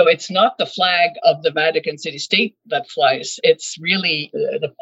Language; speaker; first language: English; non-native, fluent; French